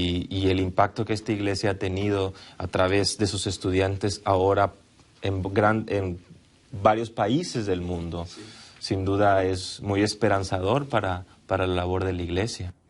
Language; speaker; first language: Spanish; native; Spanish